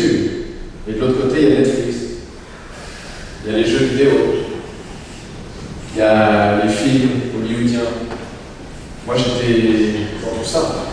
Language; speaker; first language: French; native; French